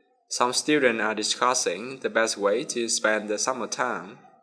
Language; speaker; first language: English; non-native, fluent; Vietnamese